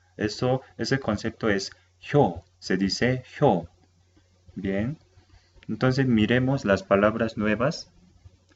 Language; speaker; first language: Spanish; non-native, fluent; Korean